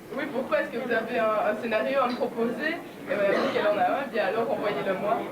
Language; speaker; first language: French; native; French